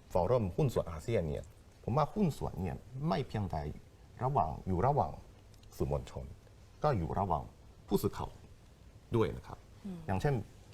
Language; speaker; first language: Thai; non-native, fluent; Chinese